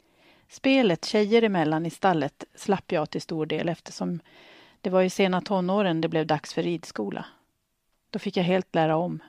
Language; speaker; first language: Swedish; native; Swedish